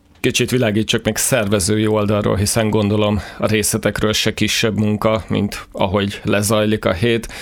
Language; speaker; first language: Hungarian; native; Hungarian